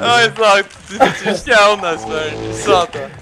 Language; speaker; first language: Swedish; non-native, learner; Faroese